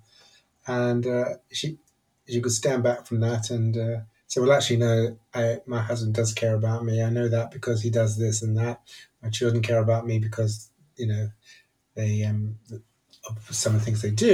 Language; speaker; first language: English; native; English